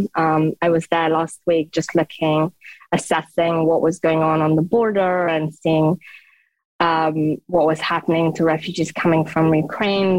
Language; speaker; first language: English; non-native, fluent; Persian